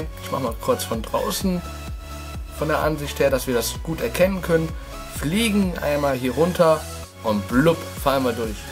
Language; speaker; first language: German; native; German